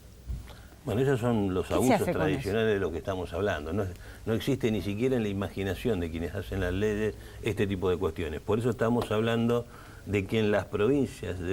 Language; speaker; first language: Spanish; native; Spanish